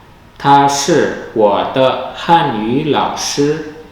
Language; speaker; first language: Chinese; non-native, fluent; Indonesian